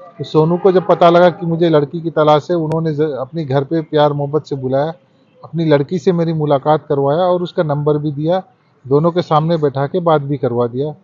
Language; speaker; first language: Hindi; early bilingual, heritage; Hindi